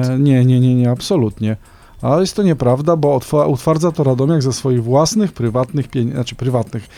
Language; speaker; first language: Polish; native; Polish